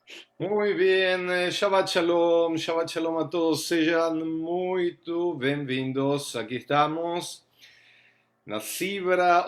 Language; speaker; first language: Spanish; non-native, fluent; Portuguese